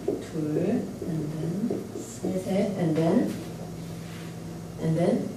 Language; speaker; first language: English; non-native, fluent; Korean